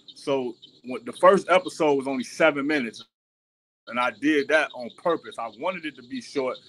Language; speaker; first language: English; native; English